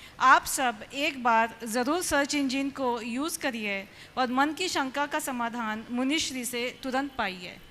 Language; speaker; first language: Hindi; native; Hindi